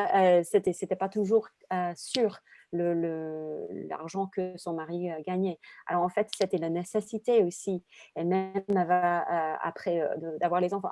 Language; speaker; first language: French; non-native, fluent; English